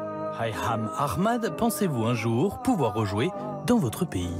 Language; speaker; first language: French; native; French